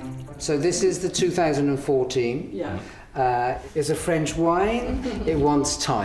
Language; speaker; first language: English; native; English